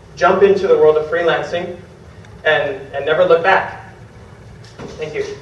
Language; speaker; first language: English; native; English